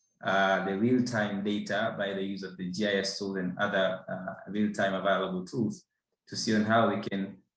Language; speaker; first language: English; non-native, local second language; Swahili